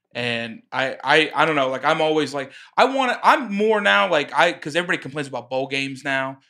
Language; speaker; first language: English; native; English